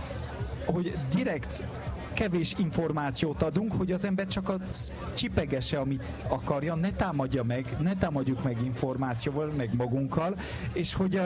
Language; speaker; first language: Hungarian; early bilingual, heritage; French